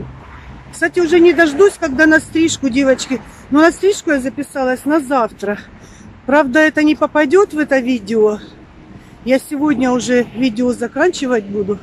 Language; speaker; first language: Russian; native; Russian